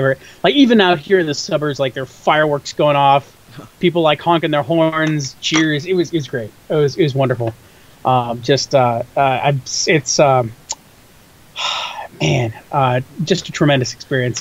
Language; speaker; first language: English; native; English